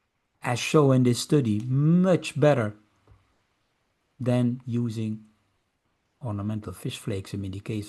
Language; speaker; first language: English; non-native, fluent; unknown